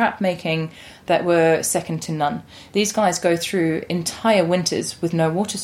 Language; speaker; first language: English; native; English